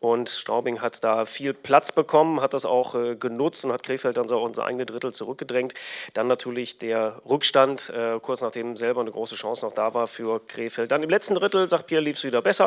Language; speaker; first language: German; native; German